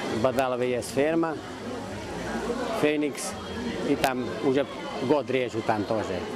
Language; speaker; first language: Russian; non-native, local second language; Hungarian